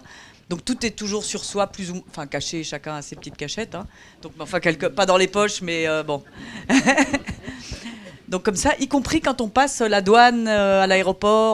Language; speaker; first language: French; native; French